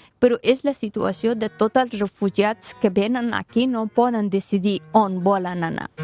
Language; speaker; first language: Catalan; non-native, fluent; Persian